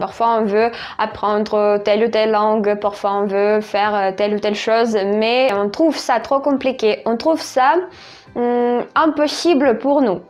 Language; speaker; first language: French; non-native, fluent; Russian